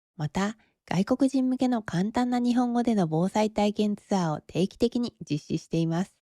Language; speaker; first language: Japanese; native; Japanese